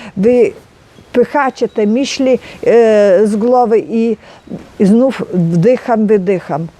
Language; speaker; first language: Polish; non-native, learner; Ukrainian